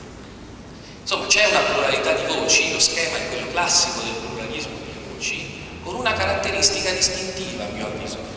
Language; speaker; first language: Italian; native; Italian